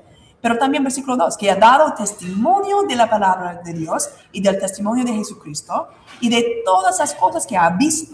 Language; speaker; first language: Spanish; non-native, fluent; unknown